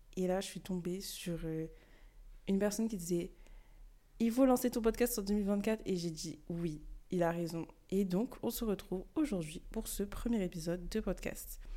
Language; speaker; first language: French; early bilingual, other home language; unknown